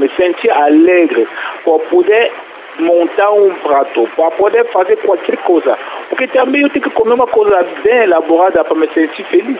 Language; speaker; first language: Portuguese; non-native, fluent; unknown